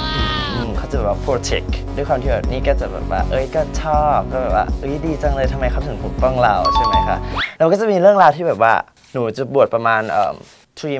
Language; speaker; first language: Thai; native; Thai